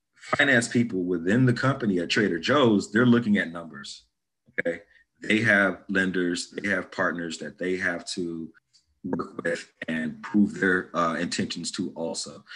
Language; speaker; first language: English; native; English